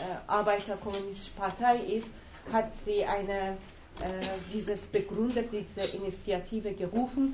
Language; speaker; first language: German; non-native, fluent; Persian